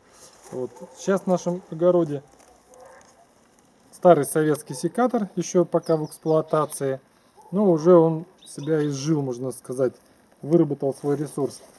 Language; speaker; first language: Russian; native; Russian